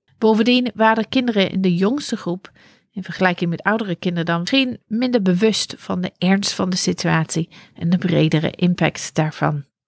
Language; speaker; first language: Dutch; non-native, fluent; English